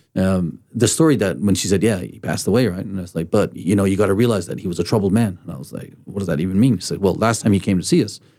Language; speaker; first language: English; early bilingual, other home language; Danish